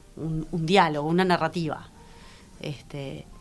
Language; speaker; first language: Spanish; native; Spanish